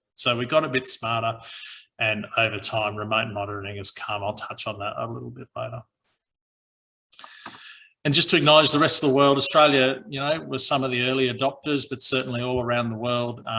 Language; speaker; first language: English; native; English